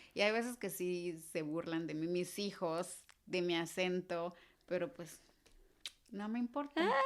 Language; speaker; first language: Spanish; native; Spanish